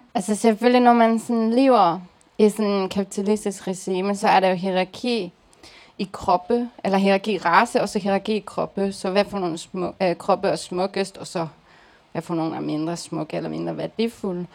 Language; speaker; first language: Danish; early bilingual, other home language; Japanese